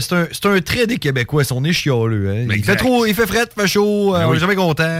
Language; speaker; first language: French; native; French